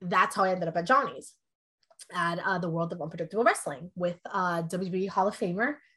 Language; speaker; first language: English; early bilingual, other home language; Spanish